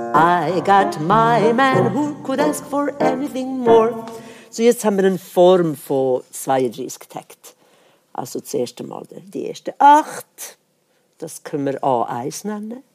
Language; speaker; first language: German; non-native, fluent; Swedish